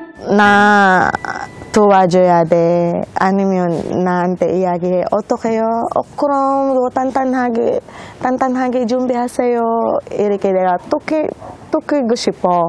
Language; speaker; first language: Korean; non-native, learner; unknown